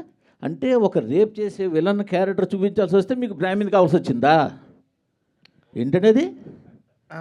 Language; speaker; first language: Telugu; native; Telugu